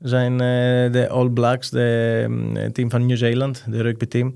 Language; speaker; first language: Dutch; non-native, fluent; Greek